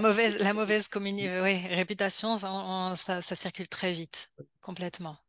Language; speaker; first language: French; native; French